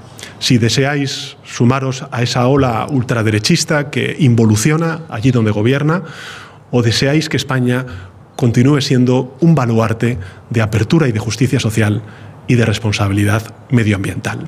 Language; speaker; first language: Spanish; native; Spanish